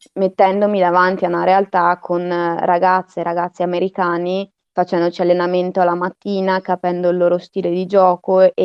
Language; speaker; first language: Italian; native; Italian